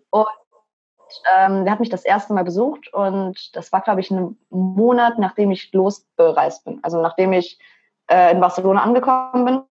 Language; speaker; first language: German; native; German